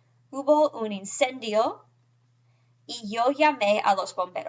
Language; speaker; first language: Spanish; non-native, fluent; English